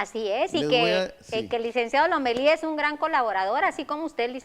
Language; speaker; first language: Spanish; native; Spanish